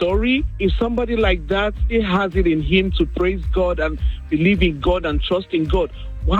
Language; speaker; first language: English; non-native, local second language; Igbo